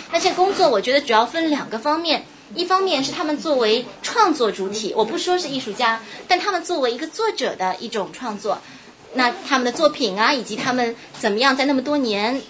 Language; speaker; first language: Chinese; native; Chinese